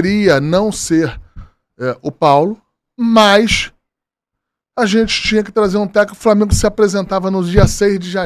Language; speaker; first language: Portuguese; native; Portuguese